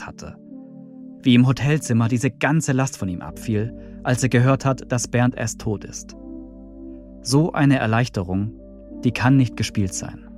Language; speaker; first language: German; native; German